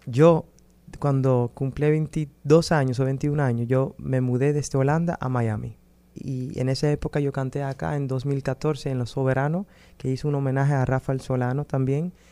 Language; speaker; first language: Spanish; early bilingual, heritage; Spanish